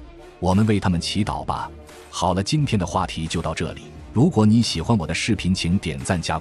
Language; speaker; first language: Chinese; native; Chinese